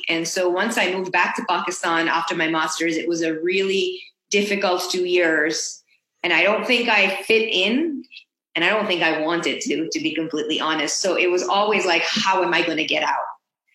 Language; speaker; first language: English; non-native, local second language; Urdu